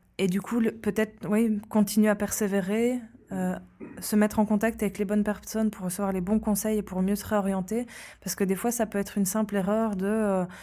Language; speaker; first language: French; native; French